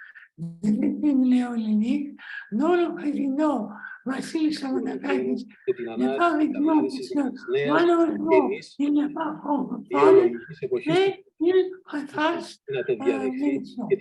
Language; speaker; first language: French; non-native, fluent; Greek